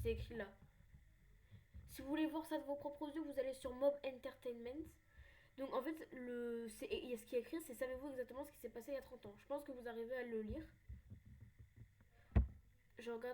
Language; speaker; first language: French; native; French